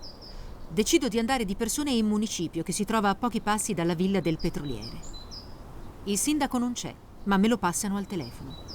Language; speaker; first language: Italian; native; Italian